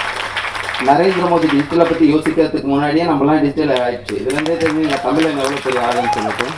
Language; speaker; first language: Tamil; native; Tamil